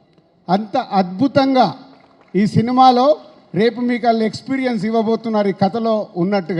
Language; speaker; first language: Telugu; native; Telugu